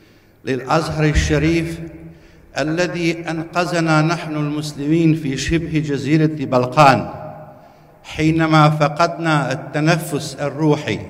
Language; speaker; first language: Arabic; non-native, fluent; Bosnian